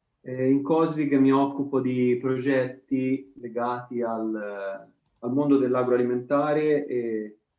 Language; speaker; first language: Italian; native; Italian